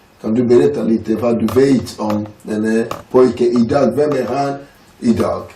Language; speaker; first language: Swedish; non-native, learner; French